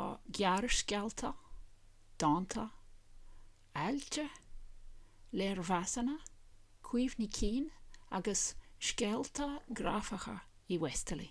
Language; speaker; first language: Irish; non-native, learner; English